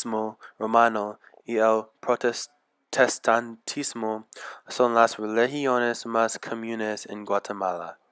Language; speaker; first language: Spanish; non-native, learner; English